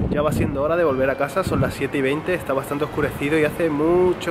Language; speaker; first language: Spanish; native; Spanish